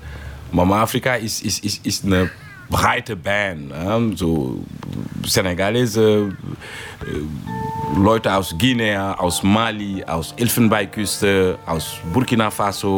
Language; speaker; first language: German; non-native, fluent; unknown